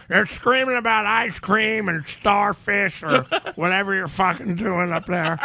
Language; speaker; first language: English; native; English